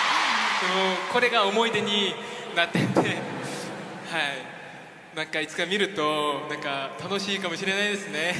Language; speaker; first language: Japanese; non-native, fluent; Korean